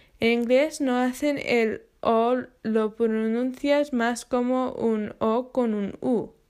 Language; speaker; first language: Spanish; non-native, learner; English